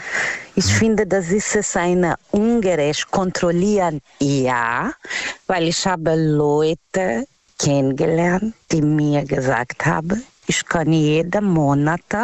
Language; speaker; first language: German; non-native, learner; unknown